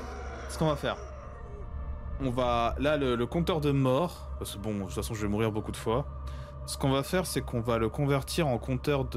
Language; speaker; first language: French; native; French